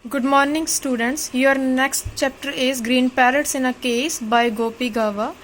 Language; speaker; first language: English; non-native, local second language; Punjabi